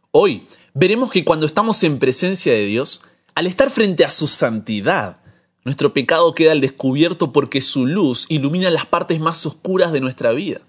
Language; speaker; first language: Spanish; native; Spanish